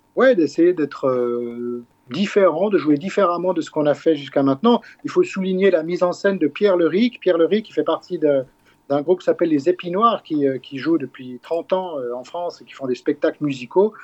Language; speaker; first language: French; native; French